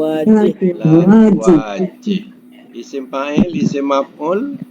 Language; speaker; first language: Arabic; non-native, fluent; Malay